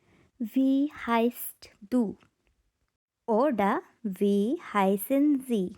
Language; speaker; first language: German; non-native, learner; Bangla